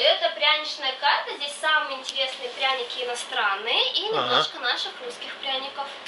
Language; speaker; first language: Russian; native; Russian